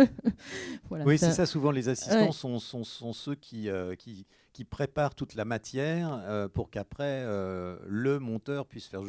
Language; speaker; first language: French; native; French